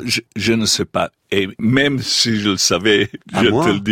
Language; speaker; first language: French; non-native, fluent; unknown